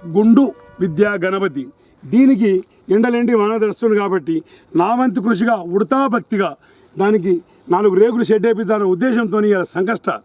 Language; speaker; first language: Telugu; native; Telugu